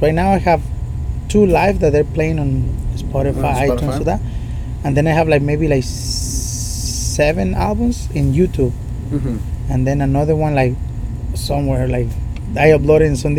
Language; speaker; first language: English; non-native, fluent; Spanish